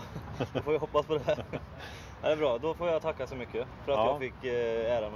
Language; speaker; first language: Swedish; native; Swedish